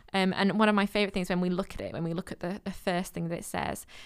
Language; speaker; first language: English; native; English